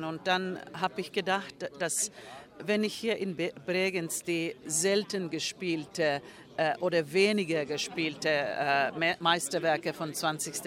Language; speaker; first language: German; non-native, fluent; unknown